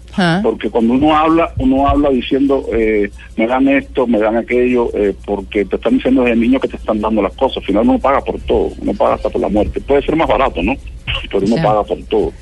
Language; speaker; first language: Spanish; native; Spanish